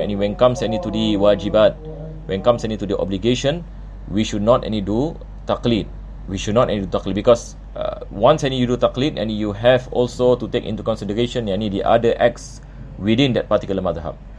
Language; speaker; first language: English; non-native, local second language; Malay